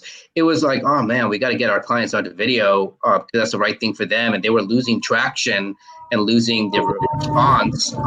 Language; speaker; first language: English; native; English